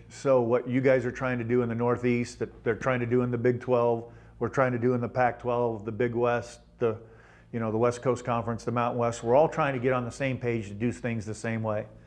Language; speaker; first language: English; native; English